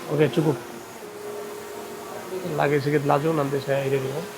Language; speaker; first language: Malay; non-native, learner; Bangla